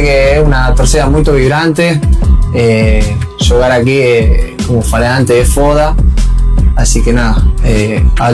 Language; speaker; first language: Portuguese; non-native, learner; Spanish